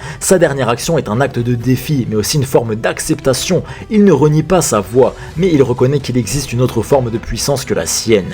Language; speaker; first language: French; native; French